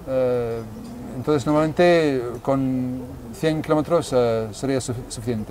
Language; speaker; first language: Spanish; non-native, fluent; English